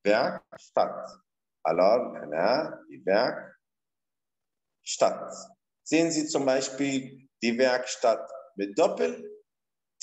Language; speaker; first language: German; non-native, fluent; Arabic